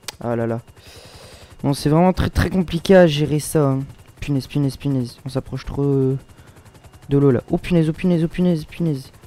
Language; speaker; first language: French; native; French